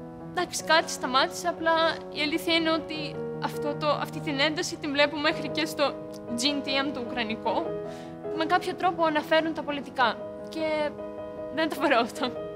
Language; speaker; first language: Greek; non-native, fluent; Russian